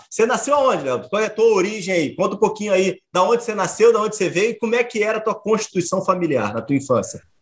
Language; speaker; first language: Portuguese; native; Portuguese